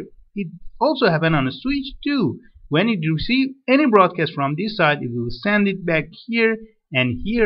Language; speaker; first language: English; non-native, fluent; Persian